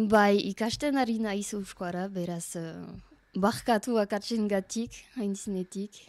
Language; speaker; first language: Basque; non-native, learner; French